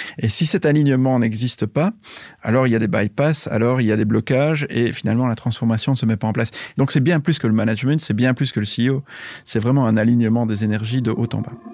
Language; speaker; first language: French; native; French